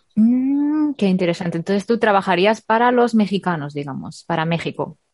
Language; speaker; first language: Spanish; native; Spanish